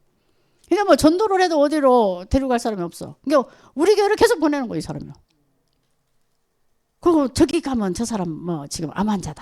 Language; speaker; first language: Korean; native; Korean